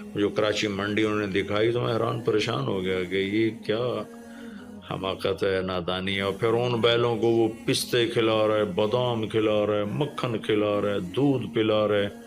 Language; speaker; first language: Urdu; non-native, local second language; Punjabi